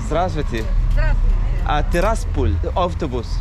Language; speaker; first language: Russian; non-native, learner; Arabic